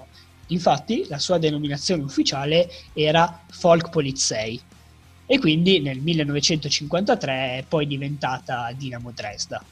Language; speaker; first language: Italian; native; Italian